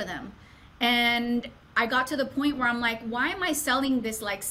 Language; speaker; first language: English; native; English